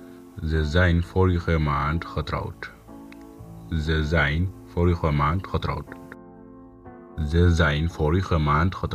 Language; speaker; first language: Dutch; non-native, fluent; Tigrinya